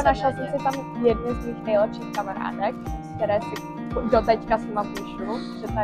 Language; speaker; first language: Czech; early bilingual, heritage; Czech